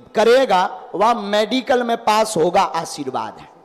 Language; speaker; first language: Hindi; native; Hindi